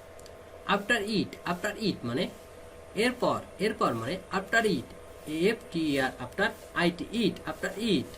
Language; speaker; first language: English; non-native, fluent; Bangla